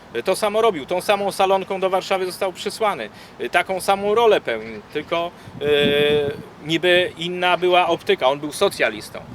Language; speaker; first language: Polish; native; Polish